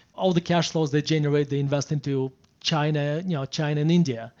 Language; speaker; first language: English; non-native, fluent; Russian